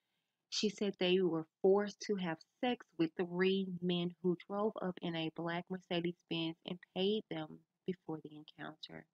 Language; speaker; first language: English; native; English